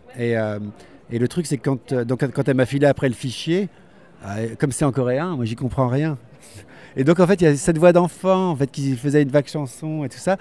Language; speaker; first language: French; native; French